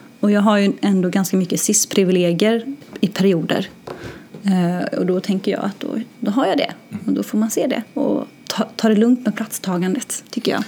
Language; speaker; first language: Swedish; early bilingual, other home language; Arabic